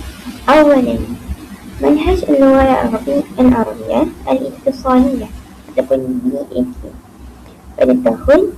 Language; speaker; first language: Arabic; non-native, learner; Malay